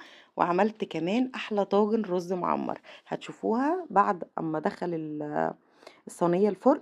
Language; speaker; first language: Arabic; native; Arabic